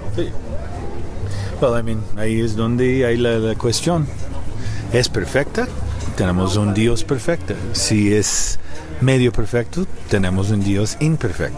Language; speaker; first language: Spanish; non-native, learner; English